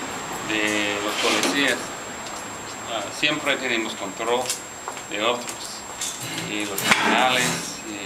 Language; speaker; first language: Spanish; non-native, learner; English